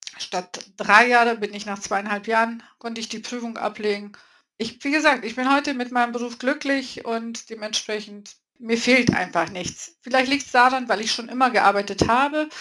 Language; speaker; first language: German; early bilingual, other home language; Polish